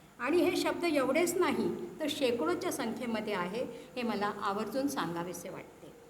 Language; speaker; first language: Marathi; early bilingual, heritage; Marathi